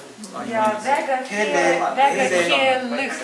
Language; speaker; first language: Estonian; non-native, learner; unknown